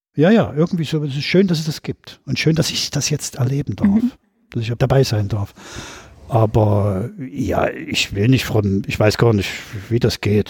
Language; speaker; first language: German; native; German